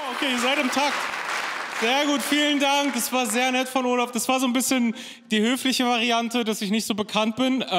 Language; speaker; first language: German; early bilingual, other home language; Persian